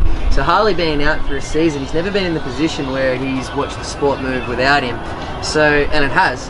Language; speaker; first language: English; native; English